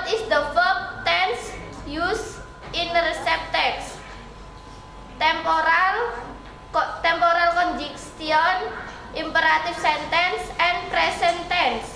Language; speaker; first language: English; non-native, learner; Indonesian